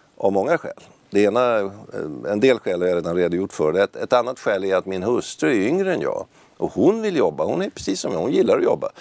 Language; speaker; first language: Swedish; native; Swedish